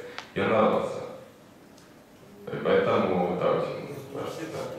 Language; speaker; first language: Russian; non-native, fluent; Spanish